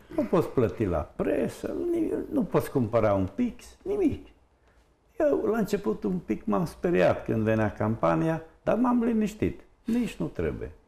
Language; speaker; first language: Romanian; non-native, local second language; Hungarian